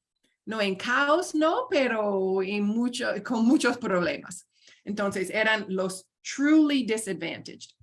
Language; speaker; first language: Spanish; non-native, fluent; English